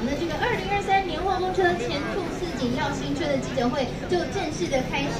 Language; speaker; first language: Chinese; native; Chinese